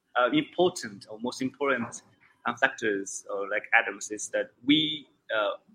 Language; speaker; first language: English; non-native, fluent; Chinese